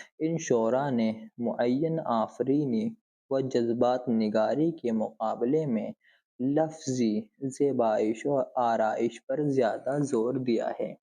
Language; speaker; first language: Urdu; native; Urdu